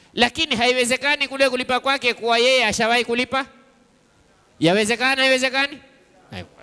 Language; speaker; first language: Swahili; native; Swahili